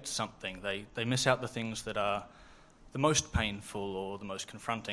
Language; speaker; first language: English; native; English